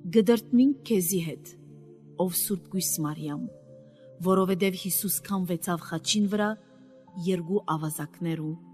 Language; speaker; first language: Armenian; native; Armenian